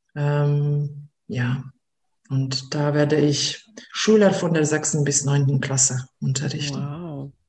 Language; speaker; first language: German; non-native, fluent; Hungarian